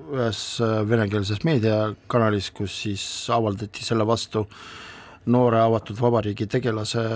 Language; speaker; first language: Estonian; non-native, local second language; Russian